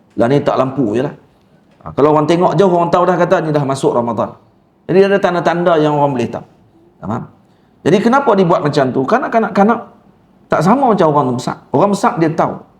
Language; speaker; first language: Malay; native; Malay